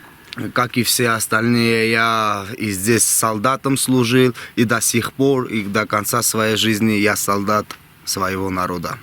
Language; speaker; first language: Russian; non-native, local second language; Armenian